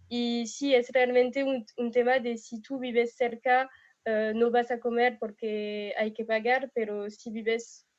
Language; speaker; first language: Spanish; non-native, fluent; French